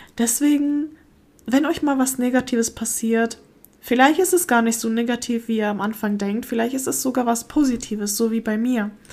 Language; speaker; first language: German; early bilingual, other home language; Russian